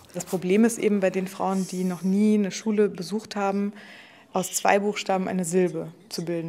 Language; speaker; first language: German; native; German